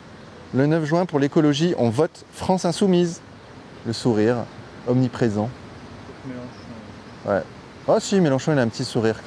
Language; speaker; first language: French; native; French